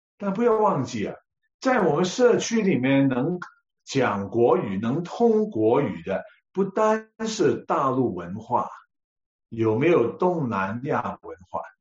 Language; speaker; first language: Chinese; non-native, local second language; Cantonese